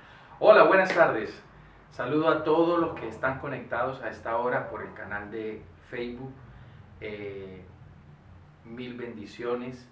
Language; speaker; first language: Spanish; native; Spanish